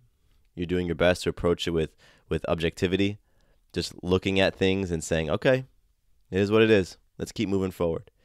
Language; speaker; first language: English; native; English